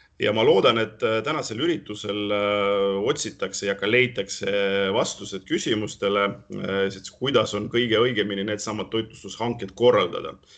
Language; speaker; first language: Estonian; non-native, local second language; Russian